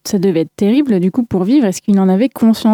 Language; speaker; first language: French; native; French